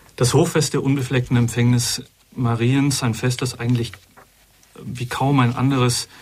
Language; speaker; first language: German; native; German